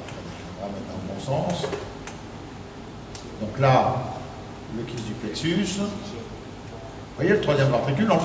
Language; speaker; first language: French; native; French